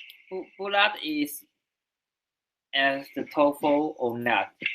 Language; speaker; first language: English; non-native, learner; Chinese